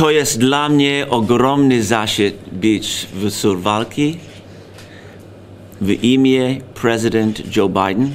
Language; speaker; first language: Polish; non-native, learner; English